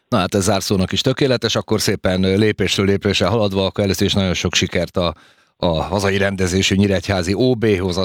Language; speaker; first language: Hungarian; native; Hungarian